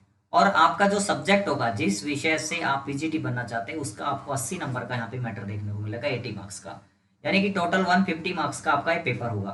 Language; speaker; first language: Hindi; native; Hindi